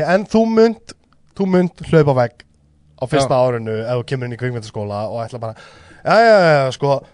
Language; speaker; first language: Icelandic; native; Icelandic